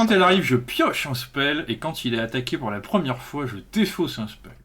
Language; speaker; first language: French; native; French